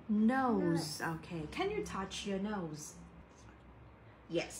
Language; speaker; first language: English; non-native, fluent; Thai